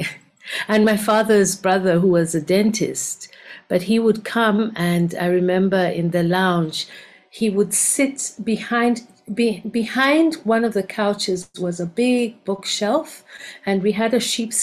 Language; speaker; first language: English; non-native, local second language; Ganda